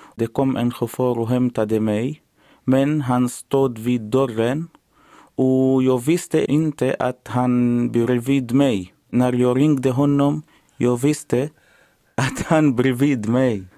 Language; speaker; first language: Swedish; non-native, learner; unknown